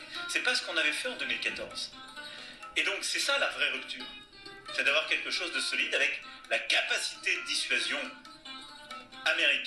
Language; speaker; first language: French; native; French